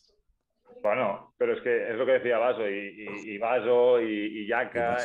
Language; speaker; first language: Spanish; native; Spanish